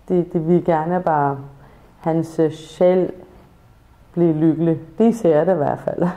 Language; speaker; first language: Danish; non-native, learner; Persian